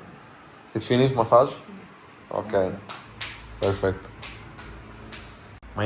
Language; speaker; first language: English; non-native, learner; Italian